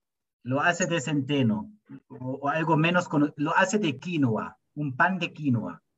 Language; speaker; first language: Spanish; non-native, fluent; German